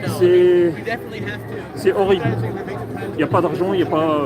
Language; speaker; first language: French; non-native, fluent; Arabic